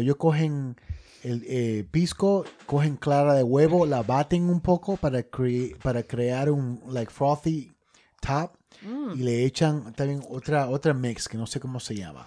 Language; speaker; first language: Spanish; early bilingual, other home language; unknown